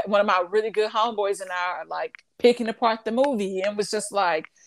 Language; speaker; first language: English; native; English